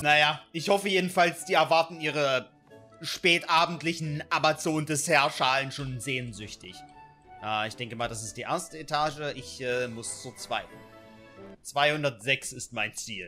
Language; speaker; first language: German; native; German